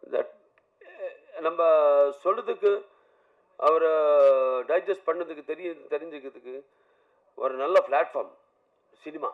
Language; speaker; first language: Tamil; non-native, learner; Telugu